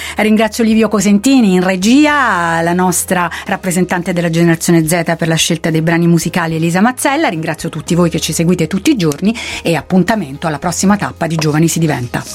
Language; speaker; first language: Italian; native; Italian